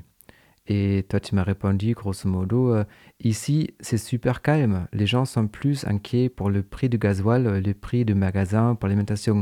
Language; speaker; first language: French; native; French